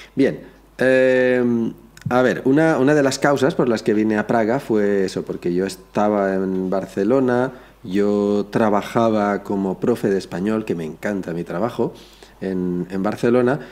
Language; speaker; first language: Spanish; native; Spanish